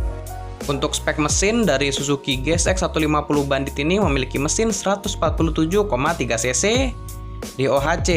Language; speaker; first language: Indonesian; native; Indonesian